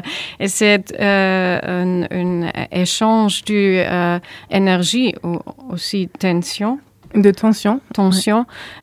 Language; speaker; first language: French; non-native, learner; German